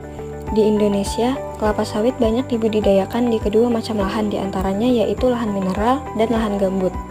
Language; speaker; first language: Indonesian; native; Indonesian